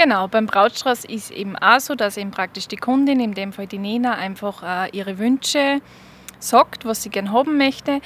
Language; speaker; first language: German; native; German